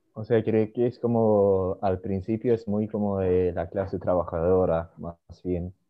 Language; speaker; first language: Spanish; non-native, fluent; Swedish